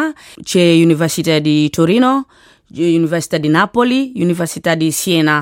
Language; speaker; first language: Italian; non-native, learner; Swahili